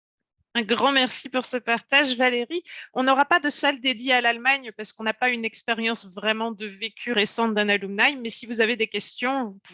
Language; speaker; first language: French; native; French